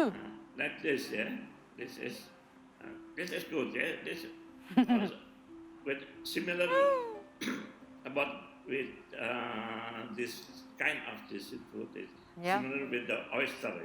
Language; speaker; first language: English; non-native, learner; Indonesian